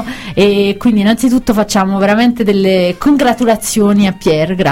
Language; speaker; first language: Italian; native; Italian